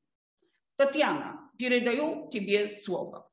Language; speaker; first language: Russian; non-native, fluent; Polish